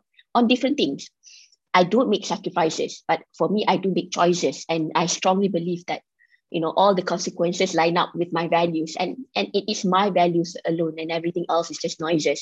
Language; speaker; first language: English; non-native, local second language; Malay